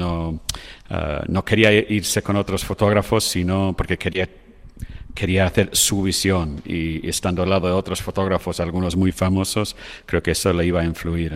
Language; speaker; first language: Spanish; non-native, fluent; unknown